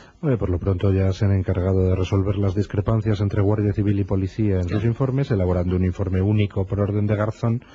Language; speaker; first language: Spanish; native; Spanish